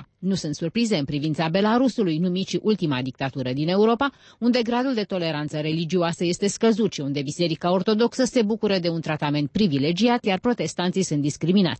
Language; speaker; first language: Romanian; native; Romanian